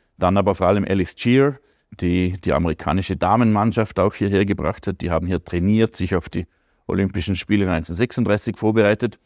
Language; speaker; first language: German; native; German